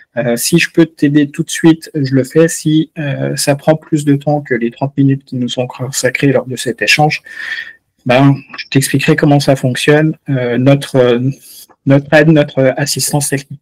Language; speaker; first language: French; native; French